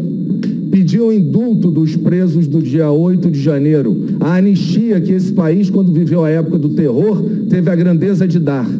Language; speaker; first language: Portuguese; native; Portuguese